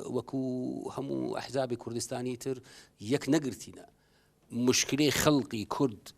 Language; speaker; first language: Central Kurdish; non-native, local second language; Southern Kurdish